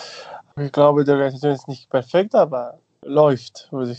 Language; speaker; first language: German; non-native, fluent; Spanish